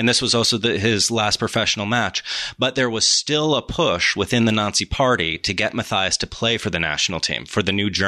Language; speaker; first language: English; native; English